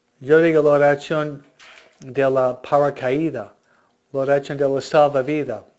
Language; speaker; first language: Spanish; non-native, fluent; English